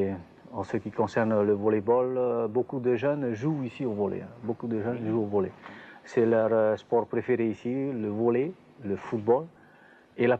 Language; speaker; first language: French; non-native, local second language; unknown